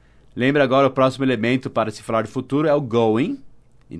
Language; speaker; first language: Portuguese; non-native, fluent; English